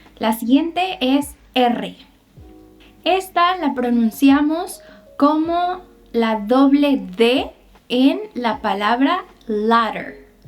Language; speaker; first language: Spanish; native; Spanish